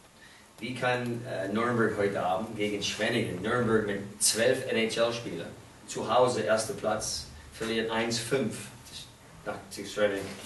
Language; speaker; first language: German; non-native, fluent; English